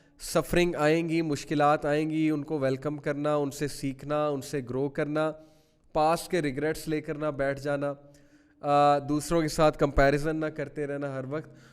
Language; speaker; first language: Urdu; native; Urdu